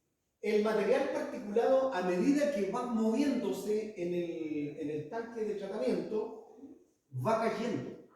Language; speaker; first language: Spanish; native; Spanish